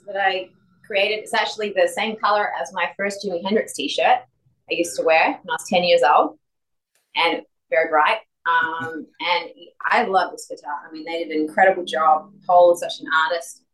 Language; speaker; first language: English; native; English